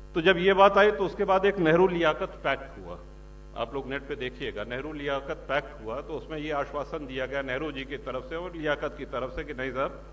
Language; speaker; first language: Hindi; native; Hindi